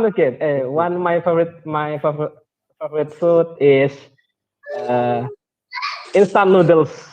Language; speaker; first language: English; non-native, learner; Indonesian